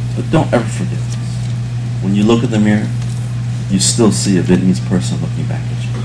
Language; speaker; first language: English; early bilingual, other home language; Vietnamese